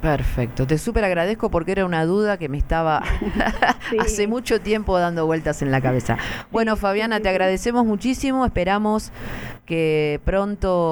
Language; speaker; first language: Spanish; native; Spanish